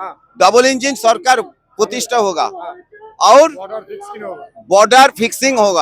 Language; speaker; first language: Hindi; non-native, local second language; Bangla